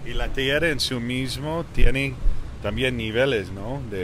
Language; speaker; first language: Spanish; early bilingual, heritage; English